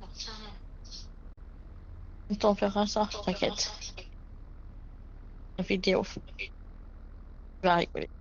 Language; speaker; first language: French; native; French